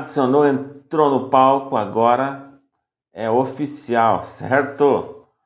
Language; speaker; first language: Portuguese; native; Portuguese